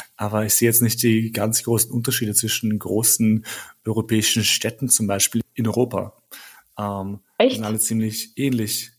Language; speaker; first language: German; early bilingual, other home language; Albanian